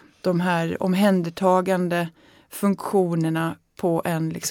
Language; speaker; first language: Swedish; native; Swedish